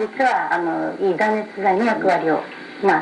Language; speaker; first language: Japanese; native; Japanese